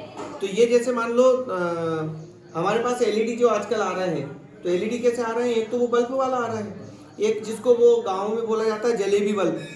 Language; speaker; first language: Hindi; native; Hindi